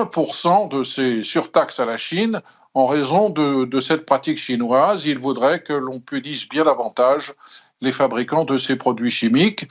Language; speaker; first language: French; native; French